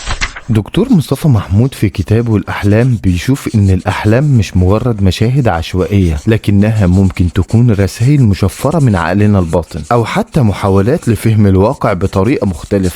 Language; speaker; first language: Arabic; native; Arabic